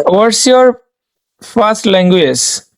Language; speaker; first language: English; non-native, learner; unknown